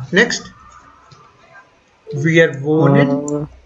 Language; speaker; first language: German; non-native, fluent; Hindi